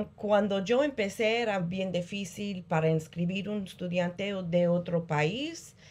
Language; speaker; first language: Spanish; early bilingual, heritage; Spanish